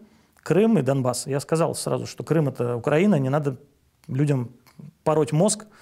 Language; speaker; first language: Russian; native; Russian